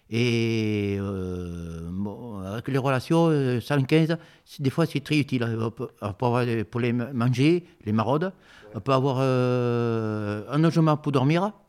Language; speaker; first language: French; native; French